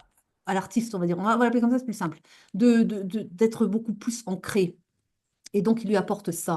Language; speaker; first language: French; native; French